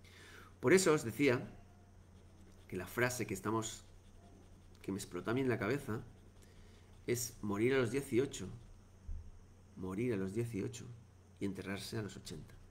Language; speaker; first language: Spanish; native; Spanish